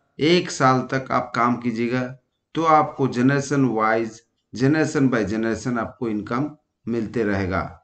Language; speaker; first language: Hindi; non-native, local second language; Bangla